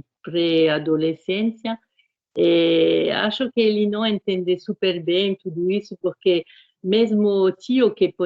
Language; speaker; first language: Portuguese; non-native, fluent; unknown